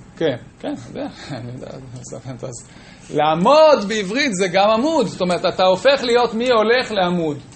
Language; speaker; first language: Hebrew; native; Hebrew